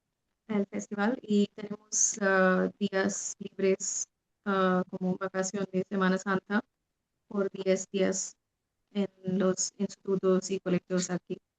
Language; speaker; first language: Spanish; non-native, fluent; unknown